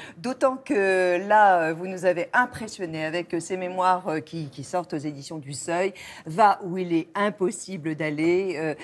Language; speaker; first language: French; native; French